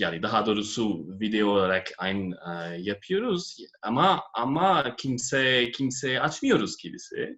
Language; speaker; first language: Turkish; non-native, fluent; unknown